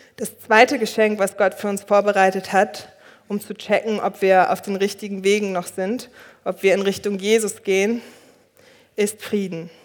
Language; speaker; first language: German; early bilingual, other home language; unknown